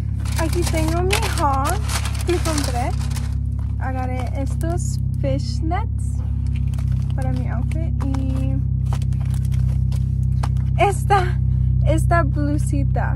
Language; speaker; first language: Spanish; early bilingual, heritage; Spanish